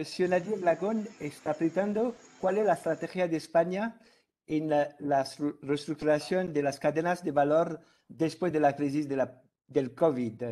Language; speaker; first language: Spanish; non-native, fluent; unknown